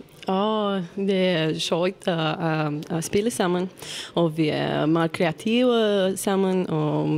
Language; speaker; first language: Danish; non-native, learner; Romanian